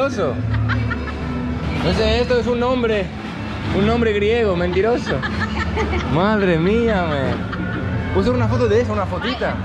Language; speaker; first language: Spanish; non-native, learner; Greek